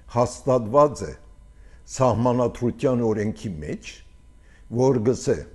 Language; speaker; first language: Armenian; early bilingual, heritage; Armenian